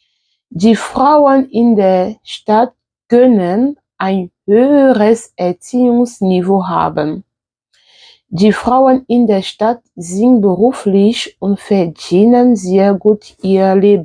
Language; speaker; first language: German; non-native, fluent; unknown